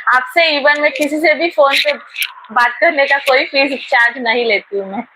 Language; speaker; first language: Hindi; non-native, local second language; Marathi